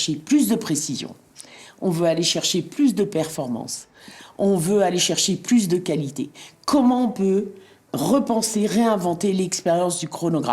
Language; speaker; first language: French; native; French